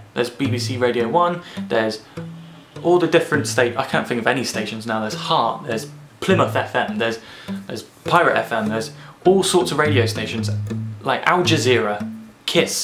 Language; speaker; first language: English; native; English